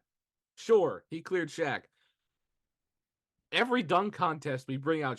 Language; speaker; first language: English; native; English